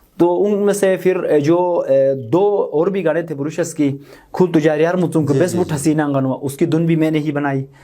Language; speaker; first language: Urdu; non-native, local second language; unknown